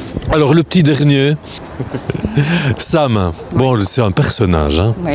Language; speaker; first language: French; native; French